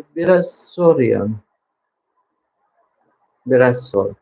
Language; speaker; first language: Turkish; non-native, learner; Filipino